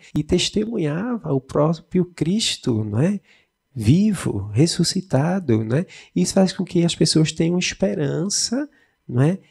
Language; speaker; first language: Portuguese; native; Portuguese